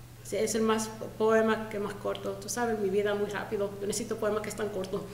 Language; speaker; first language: Spanish; early bilingual, heritage; Spanish